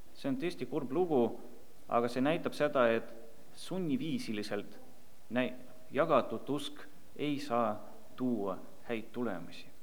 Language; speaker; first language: Estonian; non-native, local second language; Russian